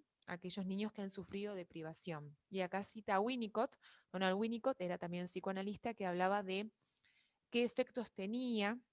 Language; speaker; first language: Spanish; native; Spanish